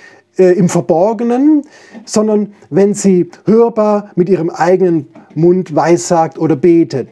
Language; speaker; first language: German; native; German